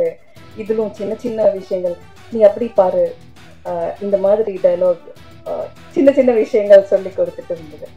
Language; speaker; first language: Tamil; non-native, fluent; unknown